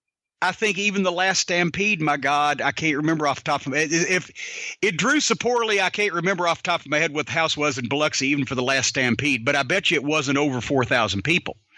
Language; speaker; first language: English; native; English